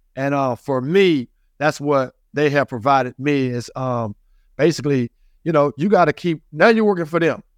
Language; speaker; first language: English; native; English